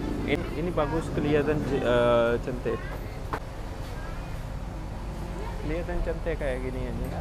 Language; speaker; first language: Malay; non-native, fluent; Urdu